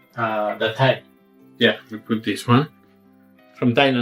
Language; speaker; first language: English; non-native, learner; Spanish